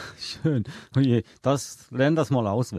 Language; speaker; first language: German; native; German